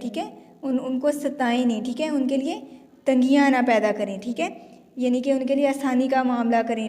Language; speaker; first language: Urdu; native; Urdu